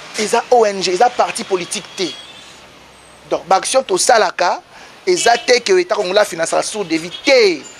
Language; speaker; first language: Lingala; non-native, local second language; Kongo